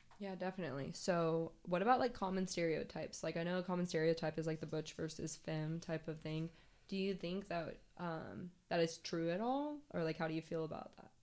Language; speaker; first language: English; native; English